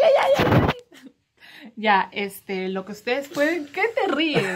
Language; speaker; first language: Spanish; native; Spanish